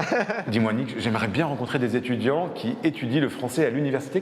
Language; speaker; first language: French; native; French